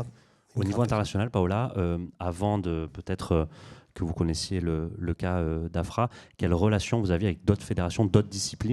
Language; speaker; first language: French; native; French